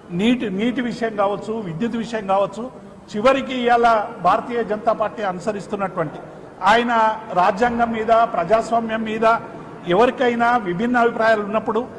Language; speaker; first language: Telugu; native; Telugu